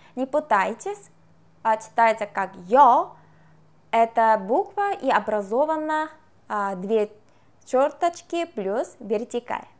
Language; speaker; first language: Russian; non-native, fluent; Korean